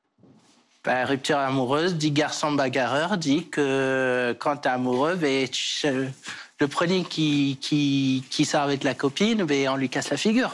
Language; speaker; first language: French; early bilingual, other home language; Portuguese